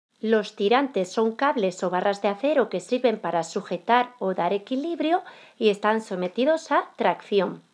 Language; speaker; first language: Spanish; native; Spanish